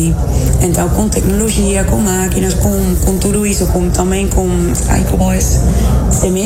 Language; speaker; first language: Portuguese; non-native, fluent; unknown